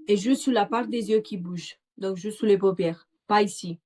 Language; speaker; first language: French; non-native, learner; Italian